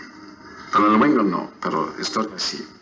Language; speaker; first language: Spanish; non-native, fluent; English